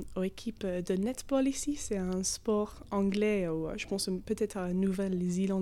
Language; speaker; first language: French; non-native, fluent; English